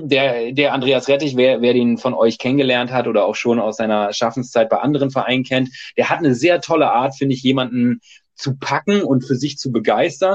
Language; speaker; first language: German; native; German